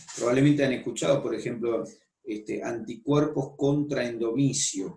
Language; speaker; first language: Spanish; native; Spanish